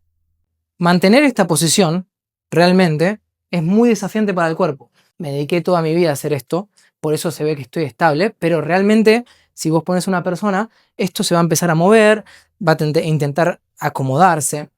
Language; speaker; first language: Spanish; native; Spanish